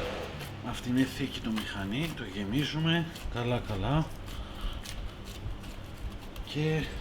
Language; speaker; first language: Greek; non-native, learner; Persian